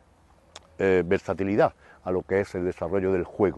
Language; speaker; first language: Spanish; native; Spanish